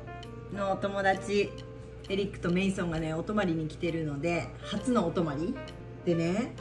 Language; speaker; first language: Japanese; native; Japanese